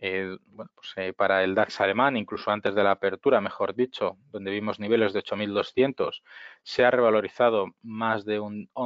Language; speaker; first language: Spanish; native; Spanish